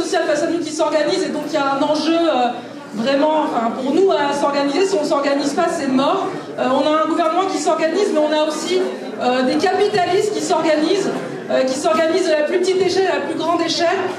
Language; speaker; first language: French; native; French